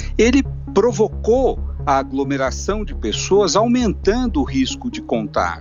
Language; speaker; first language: Portuguese; native; Portuguese